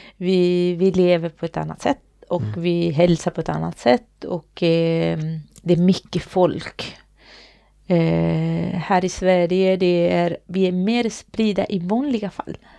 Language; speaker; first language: Swedish; non-native, fluent; Spanish